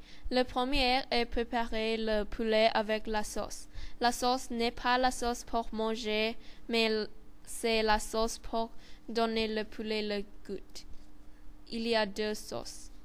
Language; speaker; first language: French; non-native, learner; Thai